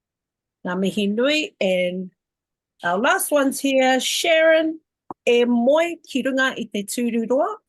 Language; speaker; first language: Māori; non-native, local second language; English